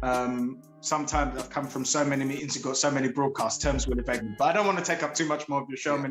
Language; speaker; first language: English; native; English